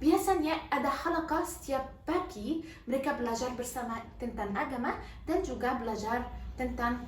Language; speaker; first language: Indonesian; non-native, learner; Arabic